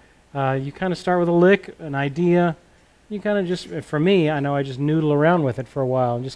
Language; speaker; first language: English; native; English